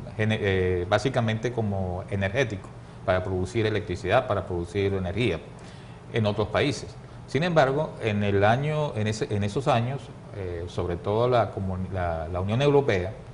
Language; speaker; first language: Spanish; native; Spanish